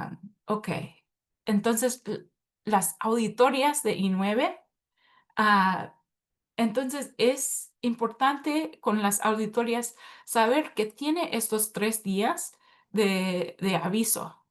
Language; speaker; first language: Spanish; early bilingual, heritage; Spanish